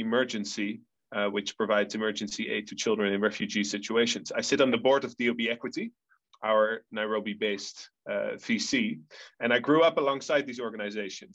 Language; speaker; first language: English; non-native, fluent; Dutch